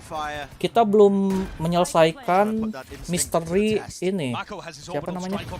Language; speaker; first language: Indonesian; native; Indonesian